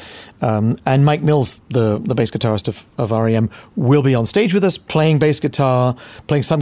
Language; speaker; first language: English; native; English